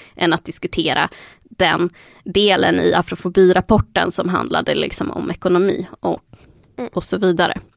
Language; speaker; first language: Swedish; early bilingual, other home language; Spanish